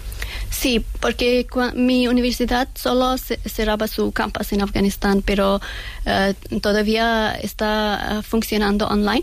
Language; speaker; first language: Spanish; non-native, learner; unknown